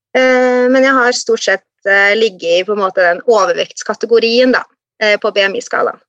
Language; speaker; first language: Norwegian; native; Norwegian